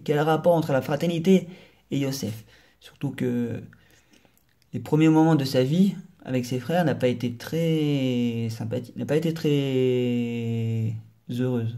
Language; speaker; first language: French; native; French